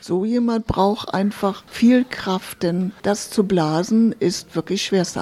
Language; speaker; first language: German; native; German